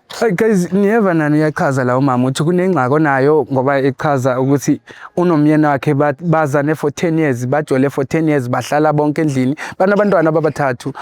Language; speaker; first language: Zulu; non-native, local second language; Xhosa